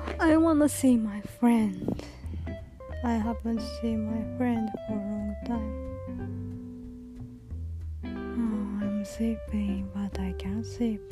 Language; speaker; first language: English; non-native, learner; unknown